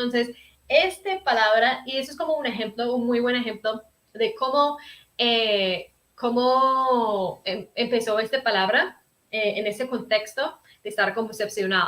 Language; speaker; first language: Spanish; early bilingual, heritage; Spanish